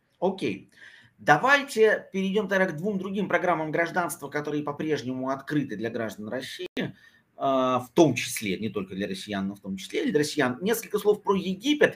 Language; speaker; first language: Russian; native; Russian